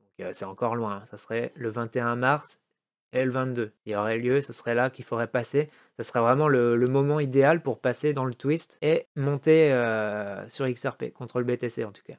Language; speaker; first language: French; native; French